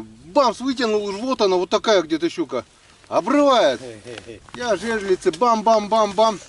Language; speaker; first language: Russian; native; Russian